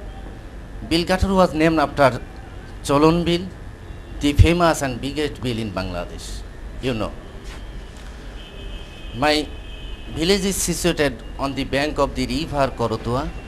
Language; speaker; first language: English; non-native, learner; Bangla